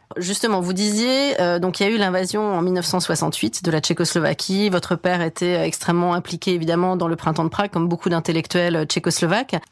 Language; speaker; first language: French; native; French